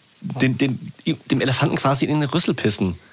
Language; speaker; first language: German; native; German